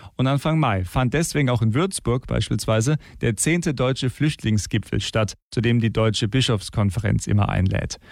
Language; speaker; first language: German; native; German